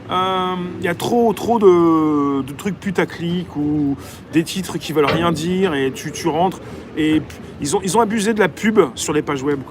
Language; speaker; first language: French; native; French